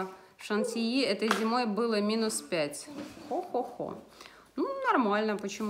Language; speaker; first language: Russian; native; Russian